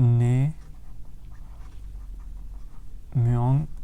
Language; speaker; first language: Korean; non-native, fluent; Urdu